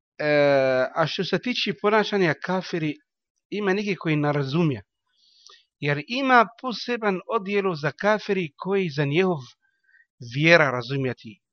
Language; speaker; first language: Bosnian; non-native, learner; Arabic